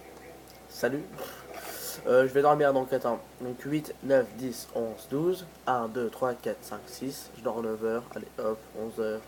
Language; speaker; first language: French; native; French